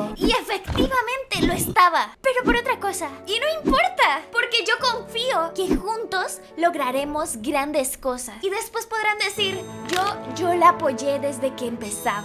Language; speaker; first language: Spanish; native; Spanish